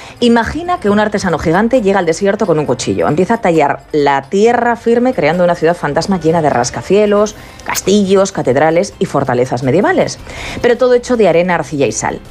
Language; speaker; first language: Spanish; native; Spanish